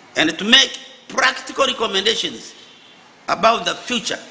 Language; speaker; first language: English; non-native, local second language; Swahili